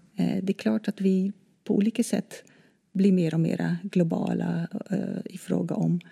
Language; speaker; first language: Swedish; non-native, fluent; Dutch